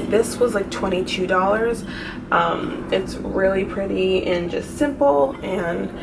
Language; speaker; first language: English; native; English